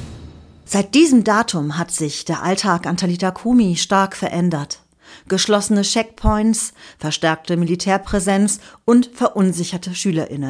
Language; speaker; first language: German; native; German